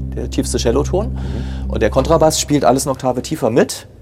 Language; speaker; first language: German; native; German